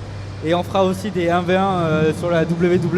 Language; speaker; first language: French; native; French